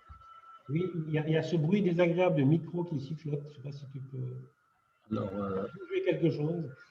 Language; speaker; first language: French; native; French